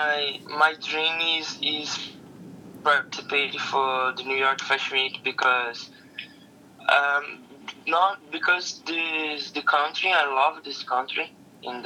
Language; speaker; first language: English; non-native, learner; Portuguese